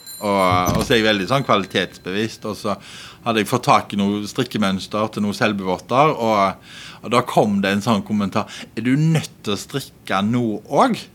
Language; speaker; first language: Norwegian; native; Norwegian